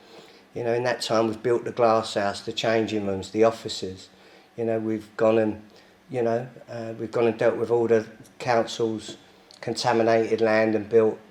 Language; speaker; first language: English; native; English